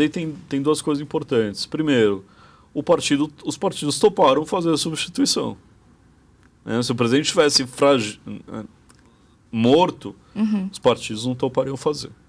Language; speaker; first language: Portuguese; native; Portuguese